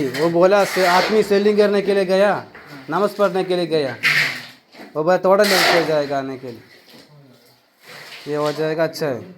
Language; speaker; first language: Hindi; non-native, local second language; Malayalam